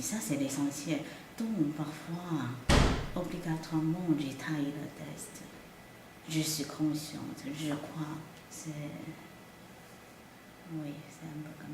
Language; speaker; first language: French; non-native, fluent; Chinese